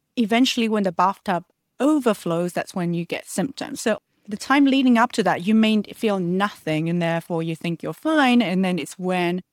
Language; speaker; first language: English; early bilingual, other home language; Chinese